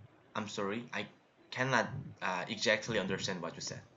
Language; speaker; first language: English; non-native, learner; Korean